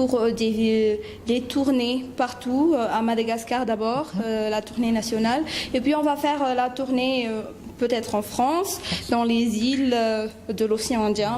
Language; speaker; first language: French; non-native, local second language; Malagasy